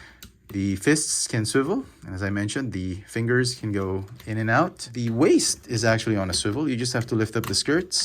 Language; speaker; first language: English; native; English